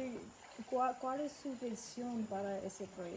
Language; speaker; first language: Spanish; non-native, learner; English